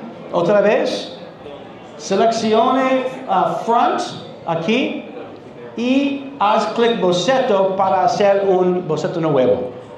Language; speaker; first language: Spanish; non-native, learner; English